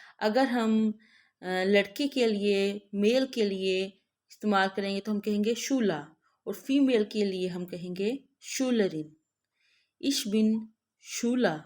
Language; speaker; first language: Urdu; native; Urdu